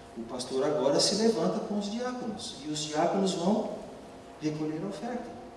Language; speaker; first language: Portuguese; native; Portuguese